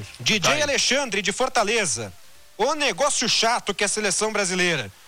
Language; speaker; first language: Portuguese; native; Portuguese